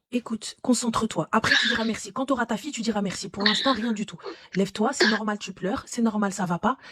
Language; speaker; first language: French; native; French